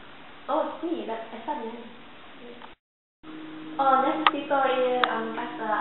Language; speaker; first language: Spanish; non-native, learner; English